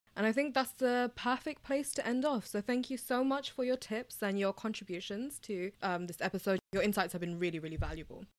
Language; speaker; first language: English; early bilingual, other home language; Bangla